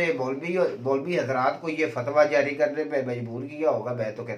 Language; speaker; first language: Urdu; non-native, local second language; Kashmiri